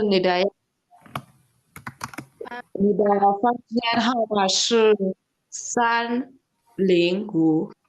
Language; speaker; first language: Chinese; non-native, learner; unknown